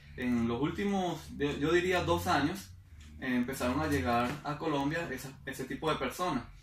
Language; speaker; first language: Spanish; native; Spanish